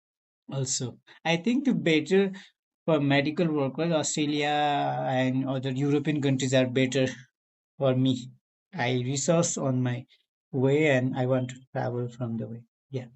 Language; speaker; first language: English; non-native, learner; Nepali